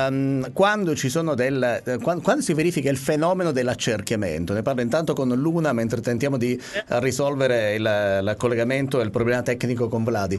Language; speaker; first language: Italian; native; Italian